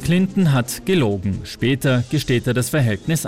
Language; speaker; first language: German; native; German